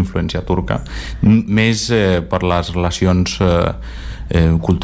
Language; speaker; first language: Catalan; non-native, fluent; Azerbaijani